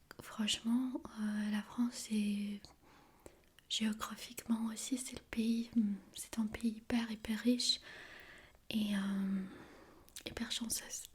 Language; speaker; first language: French; non-native, fluent; Armenian